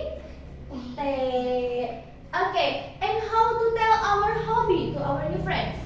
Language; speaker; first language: English; non-native, fluent; Indonesian